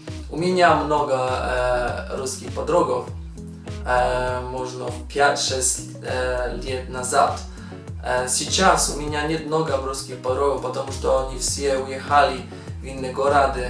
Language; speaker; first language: Russian; non-native, learner; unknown